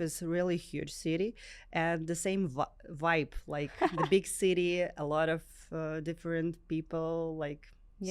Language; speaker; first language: English; non-native, learner; Ukrainian